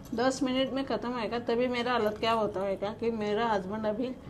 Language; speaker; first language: Hindi; non-native, local second language; Marathi